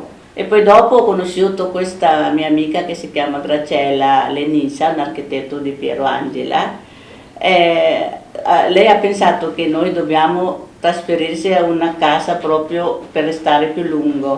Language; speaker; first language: Italian; non-native, fluent; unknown